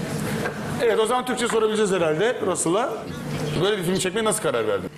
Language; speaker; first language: Turkish; native; Turkish